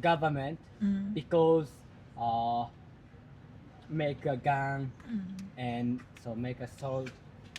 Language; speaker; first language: English; non-native, learner; Japanese